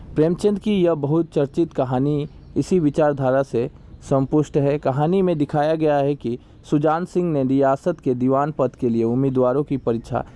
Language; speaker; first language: Hindi; non-native, local second language; Assamese